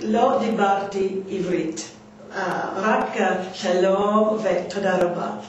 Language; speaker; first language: Hebrew; non-native, learner; English